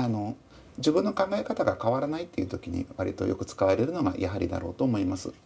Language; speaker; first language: Japanese; native; Japanese